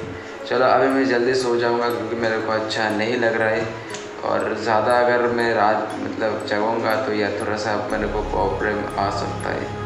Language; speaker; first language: Hindi; non-native, local second language; Bangla